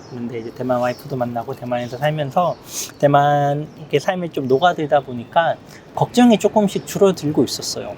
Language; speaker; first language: Korean; native; Korean